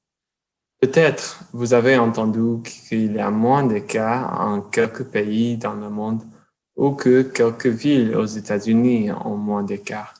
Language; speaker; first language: French; non-native, learner; English